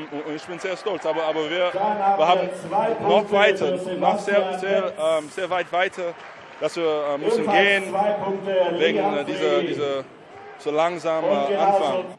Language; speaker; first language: German; non-native, learner; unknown